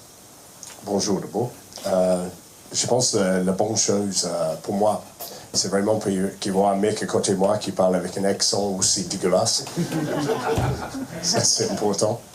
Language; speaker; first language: French; non-native, fluent; Spanish